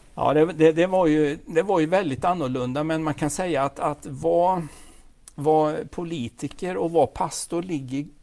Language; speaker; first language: Swedish; native; Swedish